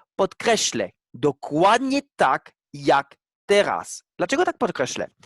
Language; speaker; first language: Polish; non-native, fluent; French